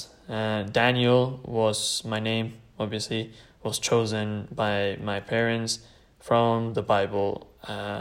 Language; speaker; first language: English; non-native, fluent; Tamil